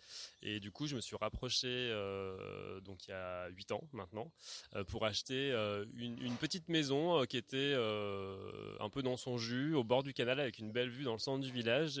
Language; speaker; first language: French; native; French